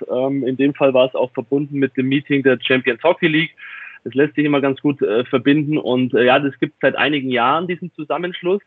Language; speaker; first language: German; native; German